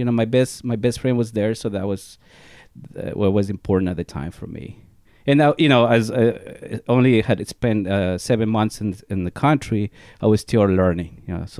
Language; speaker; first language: English; non-native, fluent; Spanish